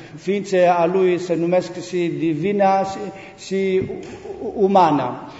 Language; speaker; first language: Romanian; non-native, learner; Greek